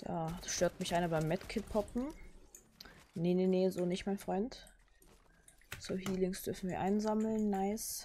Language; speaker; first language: German; native; German